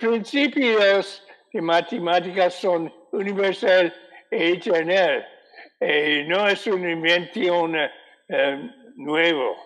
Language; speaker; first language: Spanish; non-native, learner; English